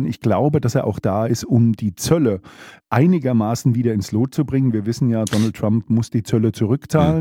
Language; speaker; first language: German; native; German